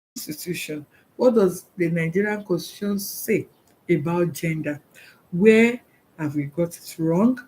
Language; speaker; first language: English; non-native, local second language; Yoruba